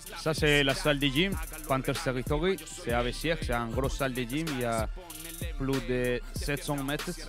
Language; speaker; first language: French; non-native, learner; Spanish